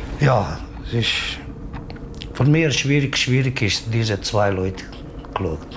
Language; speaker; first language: German; non-native, learner; Portuguese